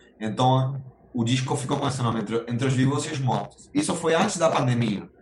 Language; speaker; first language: Portuguese; non-native, fluent; Spanish